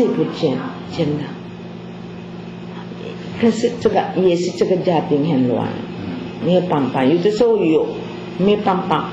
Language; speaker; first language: Chinese; non-native, learner; Filipino